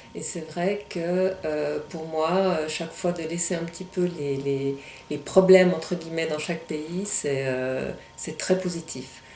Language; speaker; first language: French; non-native, local second language; German